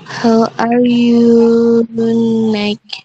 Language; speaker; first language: English; non-native, learner; Indonesian